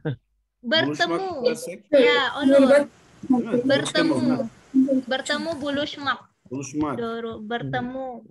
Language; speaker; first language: Turkish; non-native, fluent; Indonesian